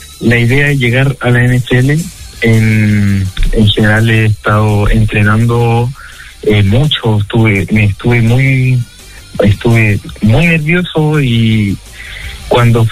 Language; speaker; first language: Spanish; native; Spanish